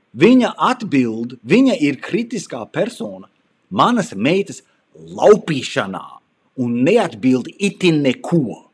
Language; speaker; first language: Latvian; early bilingual, heritage; Latvian